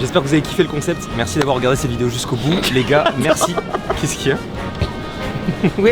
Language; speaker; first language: French; native; French